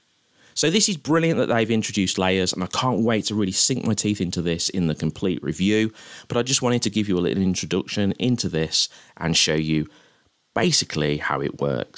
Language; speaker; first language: English; native; English